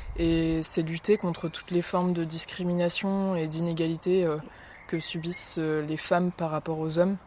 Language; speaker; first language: French; native; French